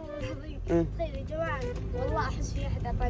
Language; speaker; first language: Arabic; native; Arabic